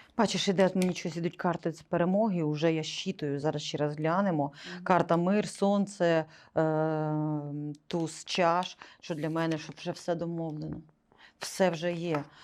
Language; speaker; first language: Ukrainian; non-native, local second language; Russian